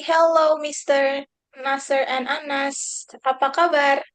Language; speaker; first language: English; non-native, fluent; Indonesian